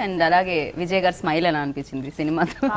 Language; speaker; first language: Telugu; native; Telugu